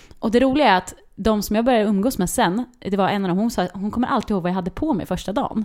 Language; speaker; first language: Swedish; native; Swedish